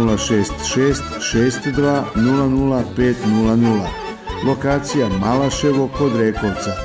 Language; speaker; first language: Serbian; native; Serbian